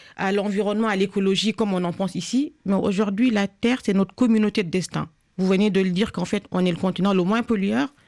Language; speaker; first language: French; non-native, local second language; Wolof